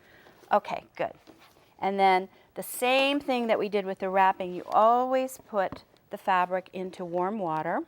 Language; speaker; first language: English; native; English